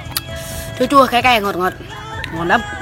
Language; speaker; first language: Vietnamese; non-native, local second language; Jarai